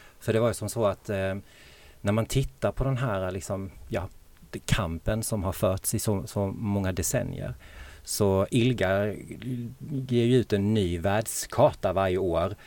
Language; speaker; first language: Swedish; native; Swedish